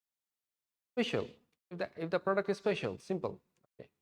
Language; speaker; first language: English; non-native, local second language; Odia